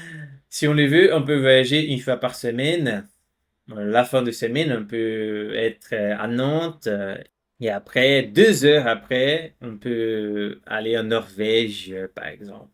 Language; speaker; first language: French; non-native, fluent; Portuguese